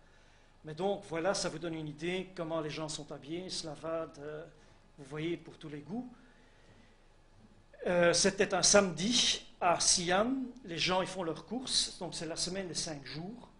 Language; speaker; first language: French; native; French